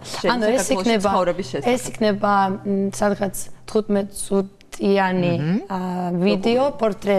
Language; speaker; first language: Georgian; non-native, learner; Russian